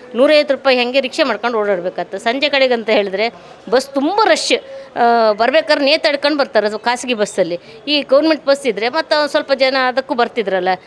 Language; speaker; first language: Kannada; native; Kannada